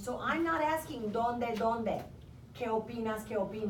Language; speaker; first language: Spanish; non-native, fluent; English